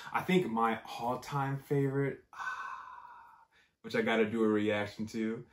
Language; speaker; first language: English; native; English